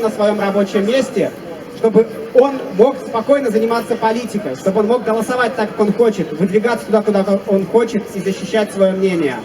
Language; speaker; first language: Russian; native; Russian